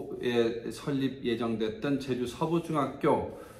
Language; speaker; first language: Korean; native; Korean